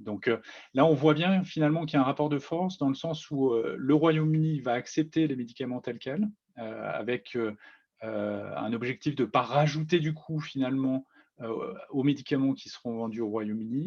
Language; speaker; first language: French; native; French